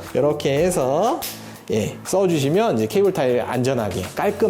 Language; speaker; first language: Korean; native; Korean